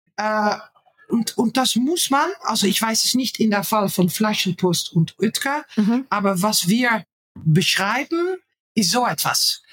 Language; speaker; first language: German; non-native, fluent; Dutch